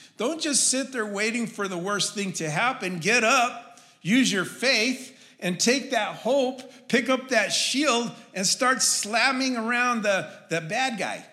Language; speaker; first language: English; native; English